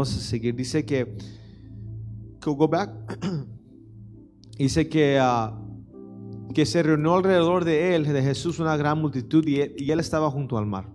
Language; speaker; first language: Spanish; early bilingual, heritage; Spanish